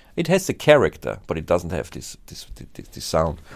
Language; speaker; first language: English; non-native, fluent; German